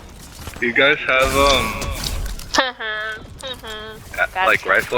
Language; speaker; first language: English; native; English